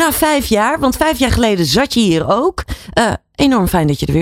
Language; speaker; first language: Dutch; native; Dutch